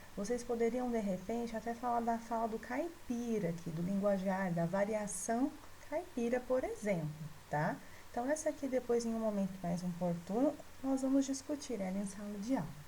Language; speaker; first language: Portuguese; native; Portuguese